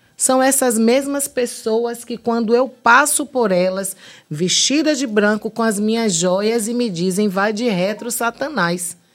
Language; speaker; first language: Portuguese; native; Portuguese